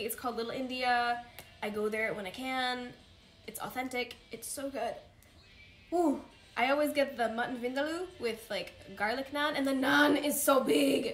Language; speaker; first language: English; native; English